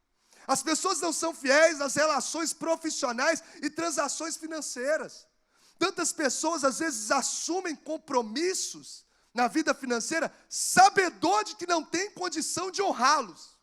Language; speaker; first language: Portuguese; native; Portuguese